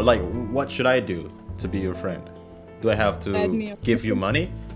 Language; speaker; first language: English; non-native, fluent; Indonesian